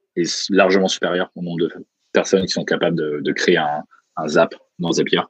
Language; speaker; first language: French; native; French